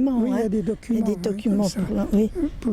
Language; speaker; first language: French; native; French